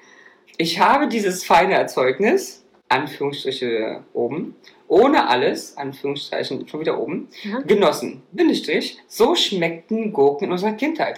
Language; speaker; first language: German; native; German